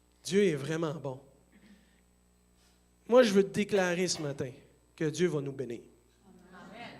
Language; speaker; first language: French; native; French